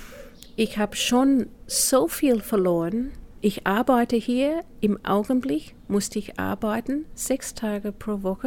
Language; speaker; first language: German; non-native, fluent; English